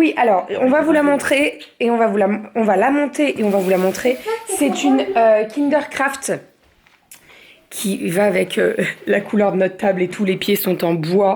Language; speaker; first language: French; native; French